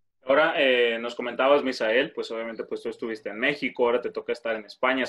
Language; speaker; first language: Spanish; native; Spanish